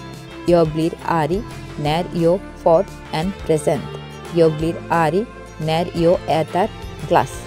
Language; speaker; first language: Swedish; non-native, fluent; Bangla